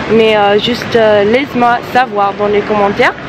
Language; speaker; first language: French; non-native, fluent; English